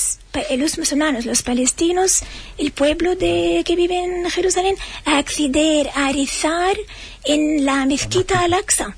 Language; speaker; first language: Spanish; non-native, fluent; Arabic